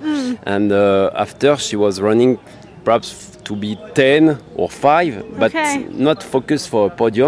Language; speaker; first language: English; non-native, learner; French